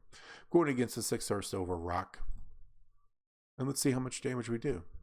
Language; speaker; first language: English; native; English